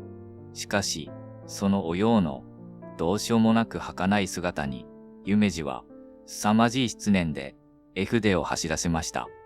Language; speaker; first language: Japanese; native; Japanese